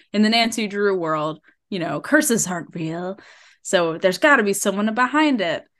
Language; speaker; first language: English; native; English